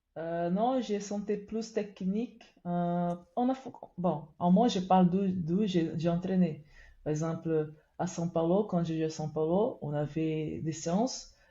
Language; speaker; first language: French; non-native, fluent; Portuguese